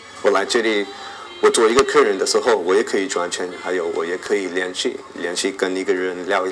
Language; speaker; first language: Chinese; non-native, learner; English